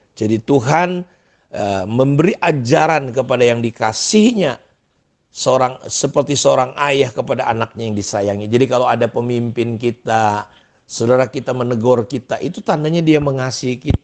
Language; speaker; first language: Indonesian; native; Indonesian